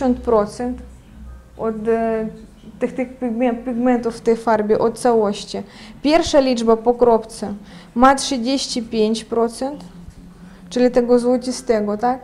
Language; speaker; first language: Polish; non-native, fluent; Ukrainian